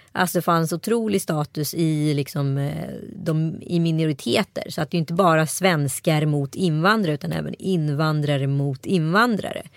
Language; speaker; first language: Swedish; native; Swedish